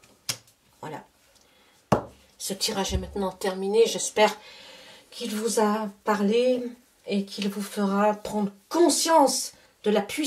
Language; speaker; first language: French; native; French